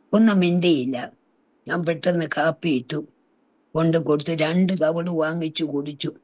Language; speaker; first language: Malayalam; native; Malayalam